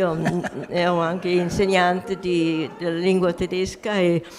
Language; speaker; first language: Italian; non-native, local second language; German